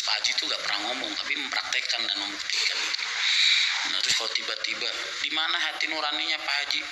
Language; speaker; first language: Indonesian; native; Indonesian